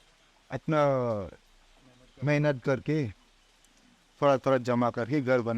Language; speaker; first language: Hindi; non-native, local second language; Manipuri